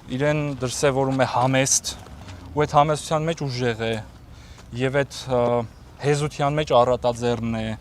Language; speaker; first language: Armenian; native; Armenian